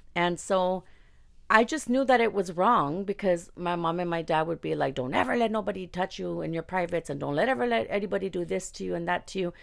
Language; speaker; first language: English; early bilingual, other home language; Spanish